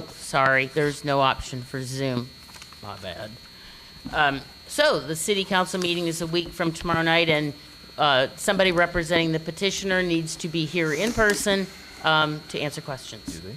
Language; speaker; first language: English; native; English